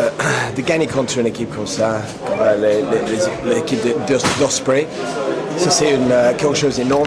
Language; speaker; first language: French; non-native, fluent; English